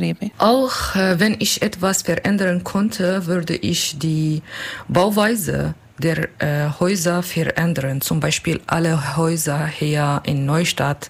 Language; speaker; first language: German; non-native, learner; Kurdish